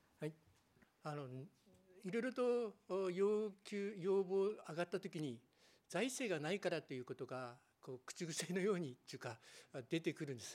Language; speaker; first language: Japanese; native; Japanese